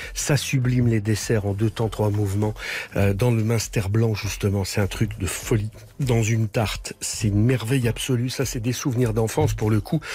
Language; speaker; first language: French; native; French